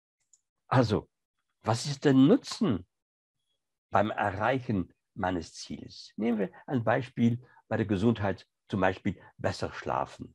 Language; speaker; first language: German; non-native, fluent; French